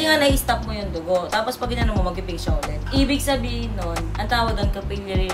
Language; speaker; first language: Filipino; native; Filipino